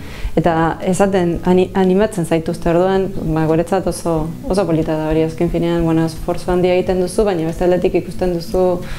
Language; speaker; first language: Basque; non-native, fluent; Spanish